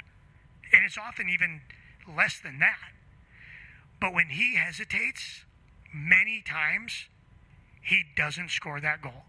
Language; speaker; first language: English; native; English